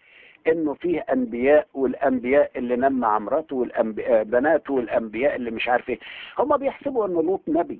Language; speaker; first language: Arabic; native; Arabic